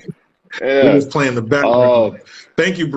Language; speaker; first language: English; native; English